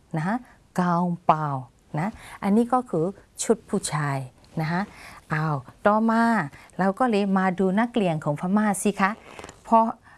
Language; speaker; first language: Thai; non-native, fluent; Burmese